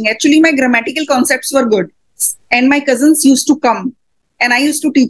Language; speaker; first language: English; non-native, local second language; Hindi